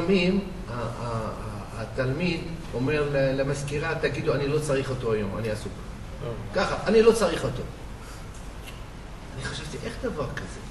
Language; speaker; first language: Hebrew; non-native, fluent; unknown